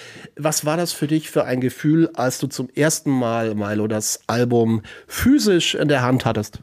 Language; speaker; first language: German; native; German